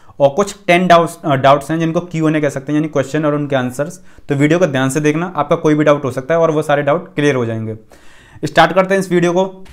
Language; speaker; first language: Hindi; native; Hindi